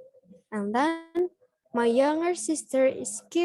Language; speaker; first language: English; non-native, learner; Indonesian